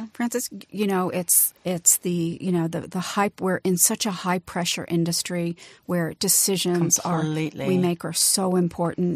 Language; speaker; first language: English; native; English